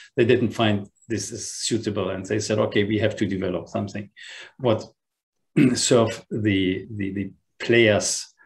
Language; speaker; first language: English; non-native, fluent; German